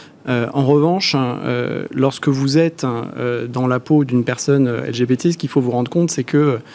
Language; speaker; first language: French; native; French